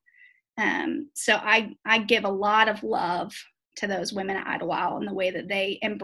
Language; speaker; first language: English; native; English